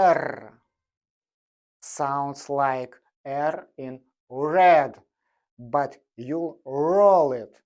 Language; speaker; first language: English; non-native, fluent; Russian